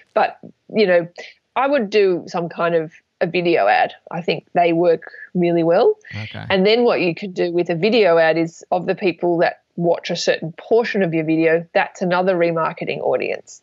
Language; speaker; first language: English; native; English